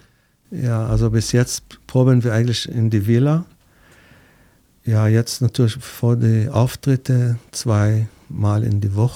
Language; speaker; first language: German; non-native, fluent; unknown